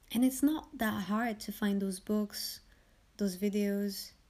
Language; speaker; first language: English; early bilingual, heritage; French